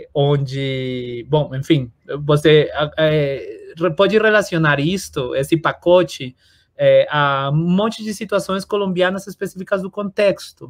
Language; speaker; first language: Portuguese; non-native, fluent; Spanish